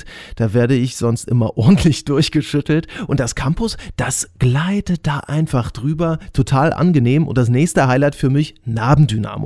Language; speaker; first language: German; native; German